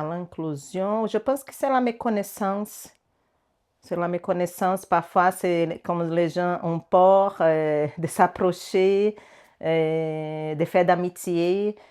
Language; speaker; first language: French; non-native, learner; Portuguese